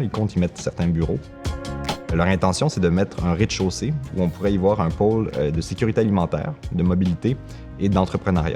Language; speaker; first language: French; native; French